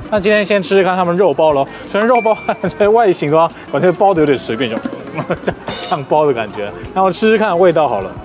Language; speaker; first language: Chinese; non-native, fluent; Korean